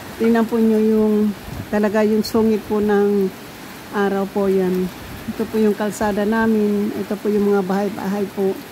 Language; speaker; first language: Filipino; non-native, local second language; Cebuano